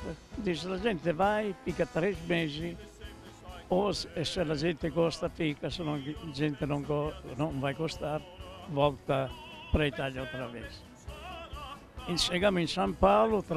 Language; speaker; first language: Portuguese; non-native, fluent; Italian